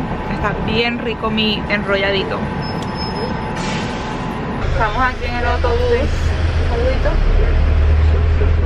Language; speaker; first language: Spanish; native; Spanish